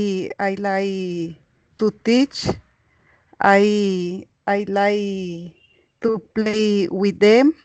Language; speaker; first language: English; non-native, learner; Spanish